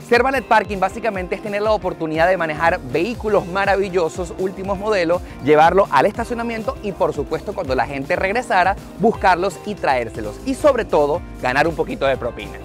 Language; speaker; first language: Spanish; native; Spanish